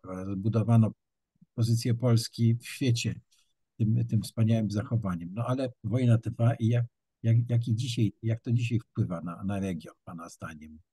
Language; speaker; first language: Polish; native; Polish